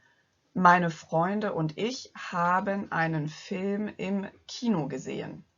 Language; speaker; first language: German; non-native, fluent; French